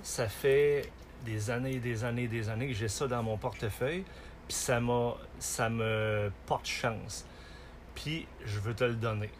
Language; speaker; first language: French; native; French